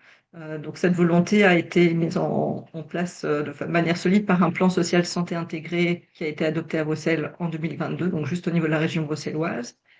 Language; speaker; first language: French; native; French